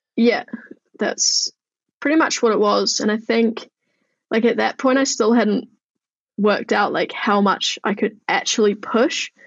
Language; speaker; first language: English; native; English